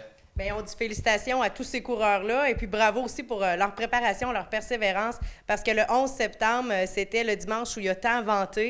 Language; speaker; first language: French; native; French